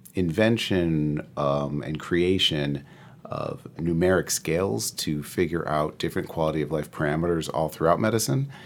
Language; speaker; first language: English; native; English